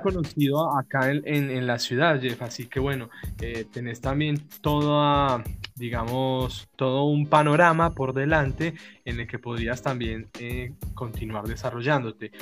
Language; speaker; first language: Spanish; native; Spanish